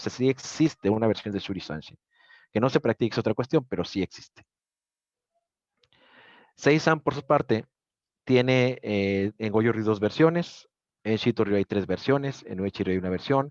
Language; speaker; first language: Spanish; native; Spanish